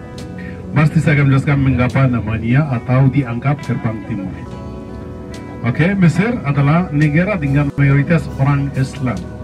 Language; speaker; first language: Indonesian; non-native, fluent; Arabic